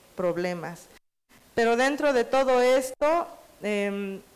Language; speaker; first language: Spanish; native; Spanish